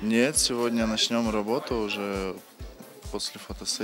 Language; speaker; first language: Russian; native; Russian